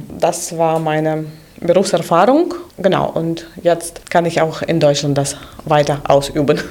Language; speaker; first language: German; non-native, fluent; Russian